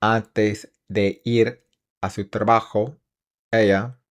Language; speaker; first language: Spanish; non-native, learner; English